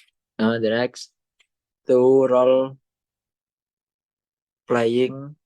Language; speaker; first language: English; non-native, learner; Indonesian